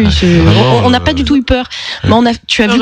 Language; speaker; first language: French; native; French